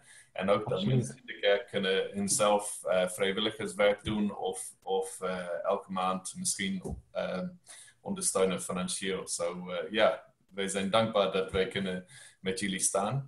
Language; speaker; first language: Dutch; non-native, learner; English